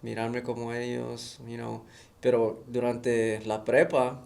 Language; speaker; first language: Spanish; early bilingual, other home language; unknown